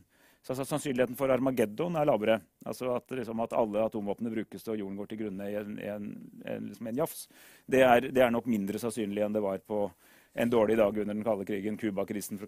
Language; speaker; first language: Norwegian; native; Norwegian